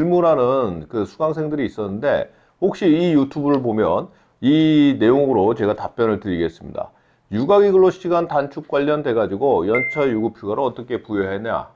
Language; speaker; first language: Korean; native; Korean